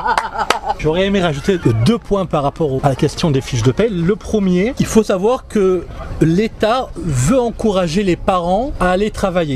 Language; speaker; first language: French; native; French